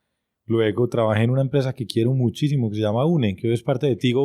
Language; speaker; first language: Spanish; native; Spanish